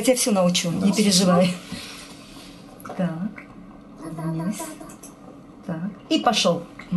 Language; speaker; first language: Russian; native; Russian